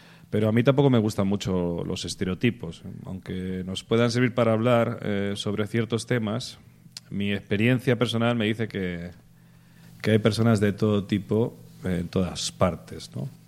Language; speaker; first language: Spanish; native; Spanish